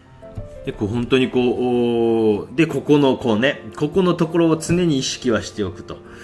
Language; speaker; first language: Japanese; native; Japanese